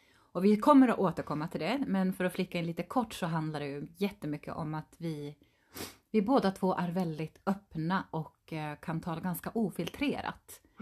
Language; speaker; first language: Swedish; early bilingual, other home language; Finnish